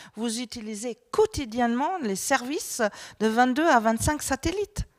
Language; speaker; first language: French; non-native, fluent; German